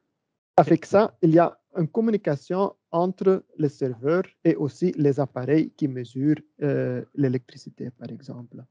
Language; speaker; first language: French; non-native, learner; Dutch